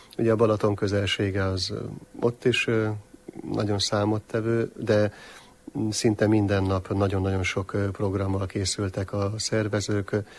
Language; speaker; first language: Hungarian; native; Hungarian